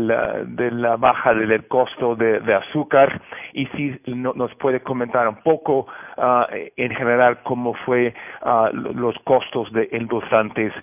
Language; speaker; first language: Spanish; non-native, fluent; Portuguese